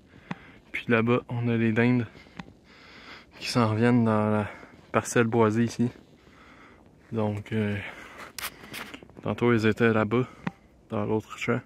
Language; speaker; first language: French; native; French